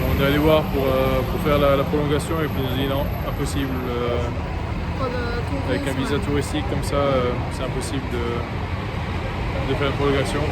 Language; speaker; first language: French; native; French